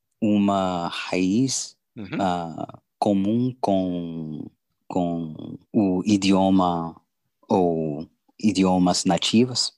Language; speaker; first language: Portuguese; non-native, learner; English